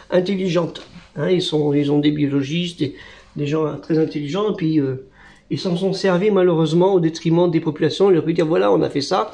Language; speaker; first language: French; native; French